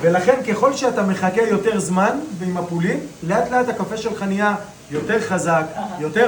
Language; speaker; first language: Hebrew; native; Hebrew